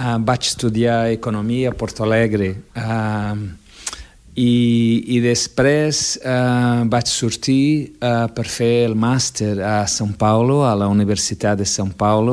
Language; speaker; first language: Catalan; non-native, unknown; Portuguese